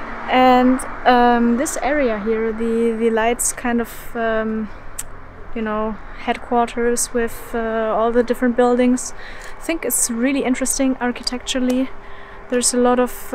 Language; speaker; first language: English; non-native, fluent; German